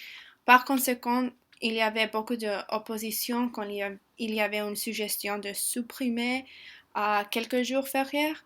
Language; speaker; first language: French; non-native, learner; English